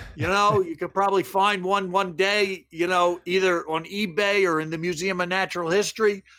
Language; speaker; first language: English; native; English